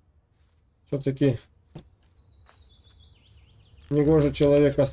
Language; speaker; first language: Russian; native; Russian